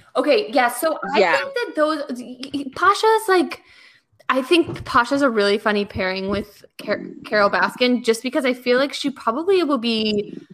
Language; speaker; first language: English; native; English